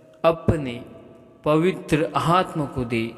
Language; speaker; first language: Hindi; native; Hindi